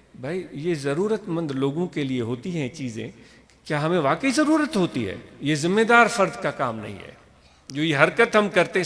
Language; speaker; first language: Urdu; non-native, local second language; Sindhi